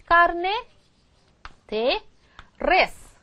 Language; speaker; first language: Spanish; non-native, fluent; Korean